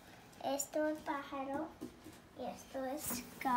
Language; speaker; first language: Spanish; early bilingual, heritage; Spanish